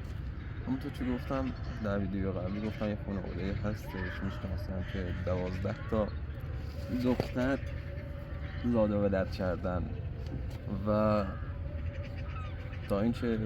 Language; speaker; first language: Persian; native; Persian